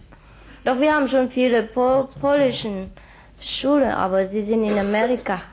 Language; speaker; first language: German; non-native, fluent; Vietnamese